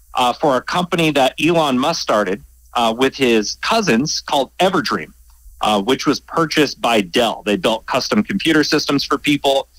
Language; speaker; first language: English; native; English